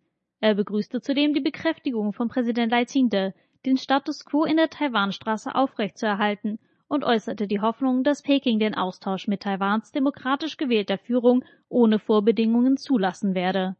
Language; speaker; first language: German; native; German